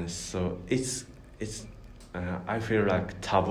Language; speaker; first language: English; non-native, learner; Japanese